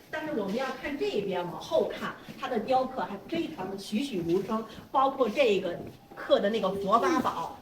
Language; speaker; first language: Chinese; native; Chinese